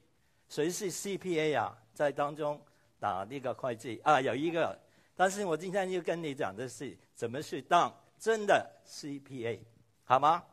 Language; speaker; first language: Chinese; non-native, local second language; Cantonese